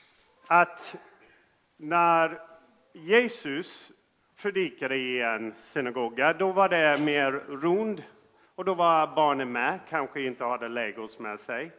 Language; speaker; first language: Swedish; non-native, fluent; English